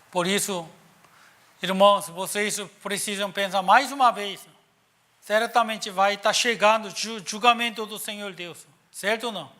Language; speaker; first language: Portuguese; non-native, learner; Korean